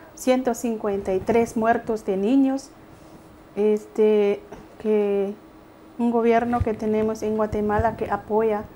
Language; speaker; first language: Spanish; native; Spanish